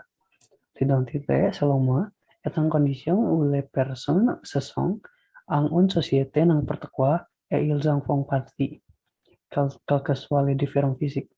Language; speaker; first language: French; non-native, learner; Indonesian